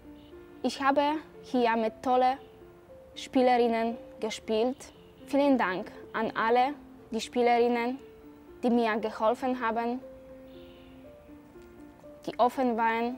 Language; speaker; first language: German; non-native, fluent; Polish